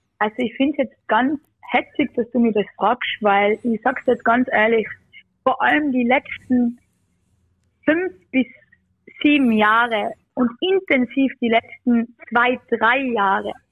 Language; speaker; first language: German; early bilingual, other home language; Bosnian